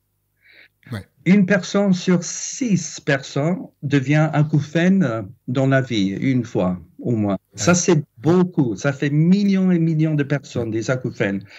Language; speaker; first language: French; non-native, fluent; English